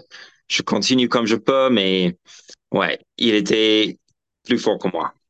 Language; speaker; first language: French; non-native, fluent; English